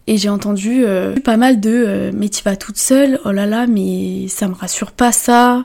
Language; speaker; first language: French; native; French